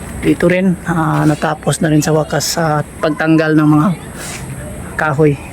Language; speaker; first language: Filipino; non-native, local second language; Cebuano